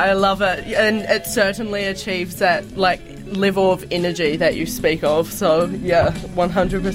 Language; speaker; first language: English; native; English